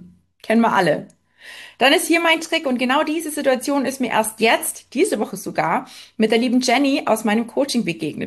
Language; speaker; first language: German; native; German